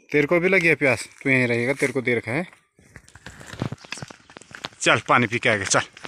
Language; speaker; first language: Hindi; native; Hindi